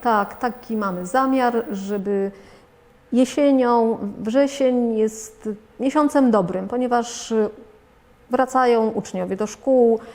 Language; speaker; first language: Polish; native; Polish